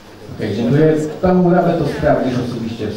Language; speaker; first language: Polish; native; Polish